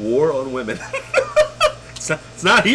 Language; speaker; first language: English; native; English